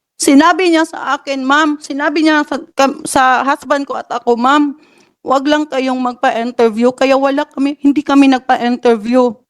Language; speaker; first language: Filipino; non-native, local second language; Cebuano